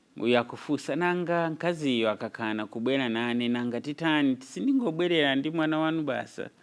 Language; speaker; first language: Nyanja; non-native, fluent; Nyankole